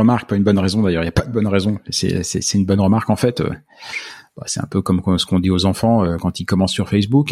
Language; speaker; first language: French; native; French